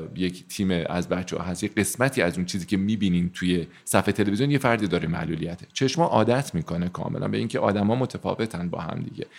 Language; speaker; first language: Persian; native; Persian